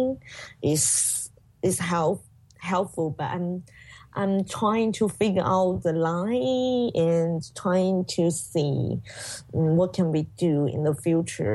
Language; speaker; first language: English; non-native, fluent; Chinese